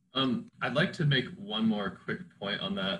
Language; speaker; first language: English; native; English